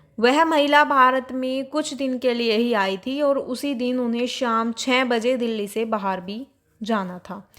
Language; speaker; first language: Hindi; native; Hindi